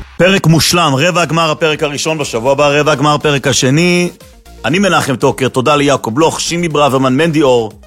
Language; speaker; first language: Hebrew; native; Hebrew